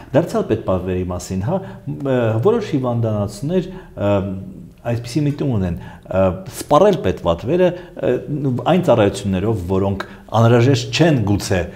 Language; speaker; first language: Armenian; native; Armenian